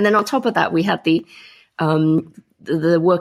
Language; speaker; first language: English; native; English